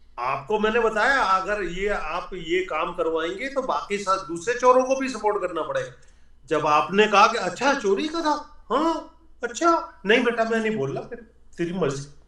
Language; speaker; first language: Urdu; native; Urdu